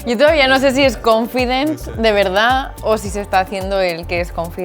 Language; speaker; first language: Spanish; native; Spanish